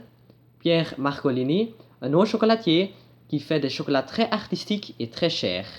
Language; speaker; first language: French; non-native, learner; Dutch